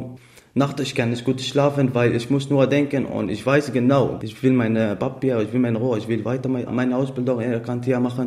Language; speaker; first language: German; non-native, learner; Arabic